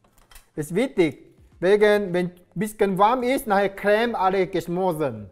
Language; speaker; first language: German; non-native, learner; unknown